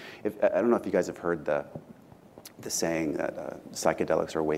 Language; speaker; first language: English; native; English